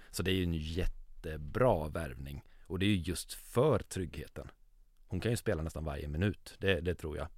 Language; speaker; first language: Swedish; native; Swedish